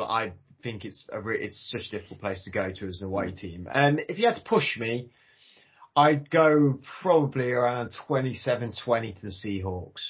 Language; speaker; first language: English; native; English